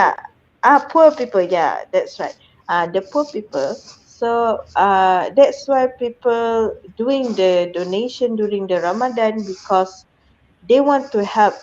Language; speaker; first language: English; non-native, fluent; Malay